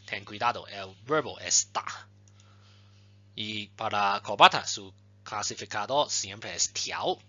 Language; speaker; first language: Spanish; non-native, fluent; Chinese